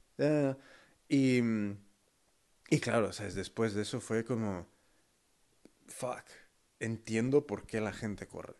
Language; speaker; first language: Spanish; early bilingual, heritage; Spanish